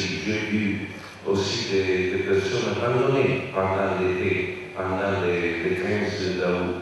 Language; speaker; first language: French; non-native, learner; Italian